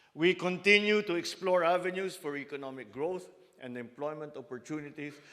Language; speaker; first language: English; non-native, local second language; Filipino